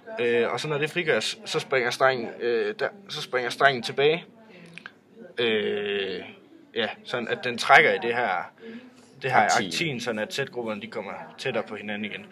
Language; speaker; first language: Danish; native; Danish